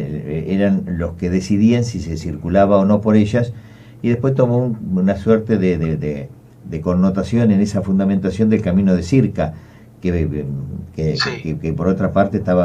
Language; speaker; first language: Spanish; native; Spanish